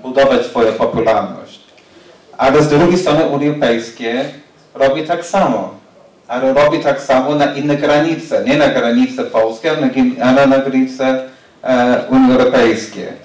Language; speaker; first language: Polish; non-native, fluent; English